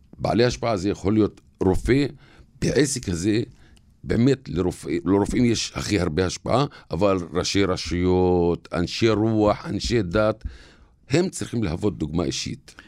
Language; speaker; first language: Hebrew; non-native, local second language; Arabic